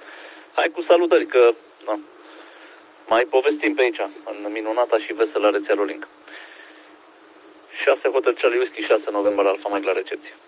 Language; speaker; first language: Romanian; native; Romanian